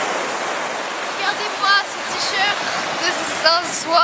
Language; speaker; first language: French; native; French